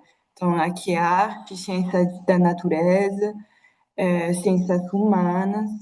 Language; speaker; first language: Portuguese; non-native, fluent; French